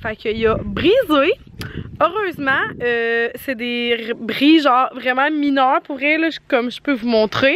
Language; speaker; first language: French; native; French